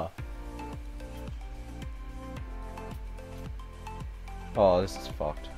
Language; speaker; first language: English; native; English